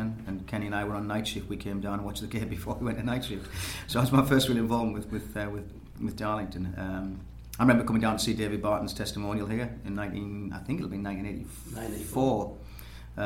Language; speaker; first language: English; native; English